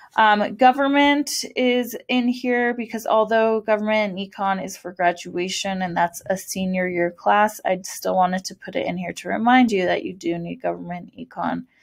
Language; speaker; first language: English; native; English